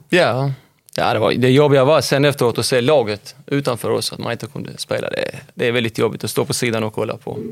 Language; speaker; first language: Swedish; early bilingual, other home language; Albanian